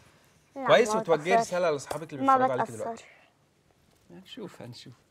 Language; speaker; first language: Arabic; native; Arabic